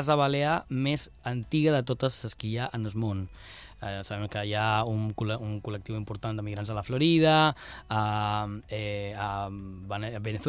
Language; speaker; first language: Catalan; native; Catalan